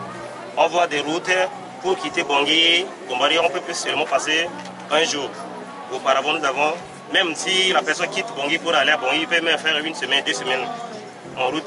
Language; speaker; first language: French; non-native, local second language; Sango